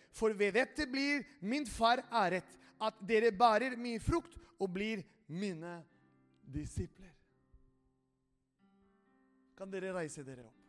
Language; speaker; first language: Norwegian; non-native, fluent; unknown